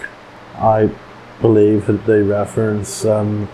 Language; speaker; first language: English; native; English